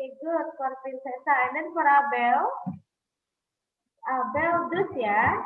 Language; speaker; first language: English; non-native, fluent; Indonesian